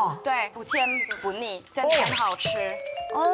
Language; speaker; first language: Chinese; non-native, fluent; French